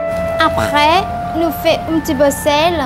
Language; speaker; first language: French; non-native, learner; Vietnamese